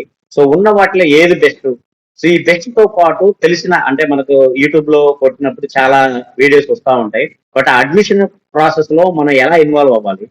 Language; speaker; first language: Telugu; native; Telugu